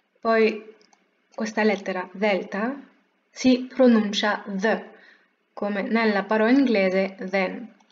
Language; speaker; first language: Italian; non-native, fluent; French